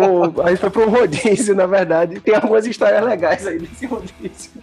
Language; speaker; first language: Portuguese; native; Portuguese